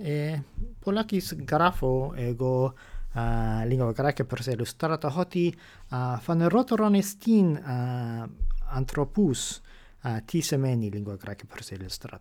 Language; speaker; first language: Greek; non-native, fluent; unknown